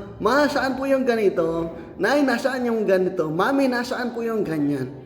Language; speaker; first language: Filipino; non-native, local second language; Cebuano